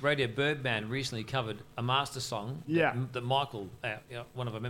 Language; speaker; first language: English; native; English